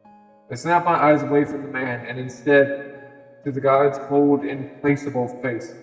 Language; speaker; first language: English; native; English